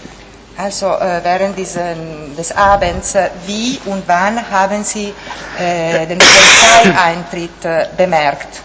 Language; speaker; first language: German; non-native, fluent; Italian